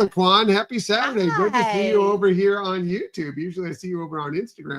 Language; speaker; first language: English; native; English